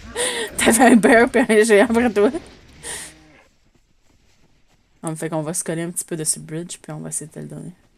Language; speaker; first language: French; native; French